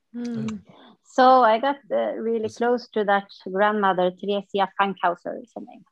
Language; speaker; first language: English; non-native, fluent; Swedish